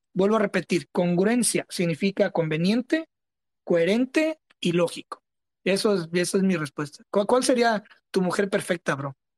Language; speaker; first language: Spanish; early bilingual, heritage; Spanish